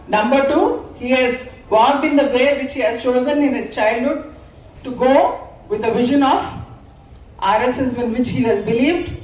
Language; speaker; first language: English; non-native, local second language; Telugu